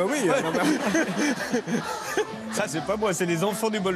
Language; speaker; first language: French; native; French